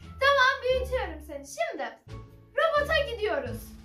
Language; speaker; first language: Turkish; native; Turkish